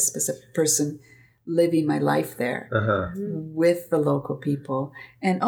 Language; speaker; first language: English; non-native, fluent; Greek